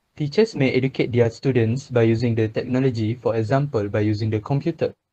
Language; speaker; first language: English; non-native, local second language; Malay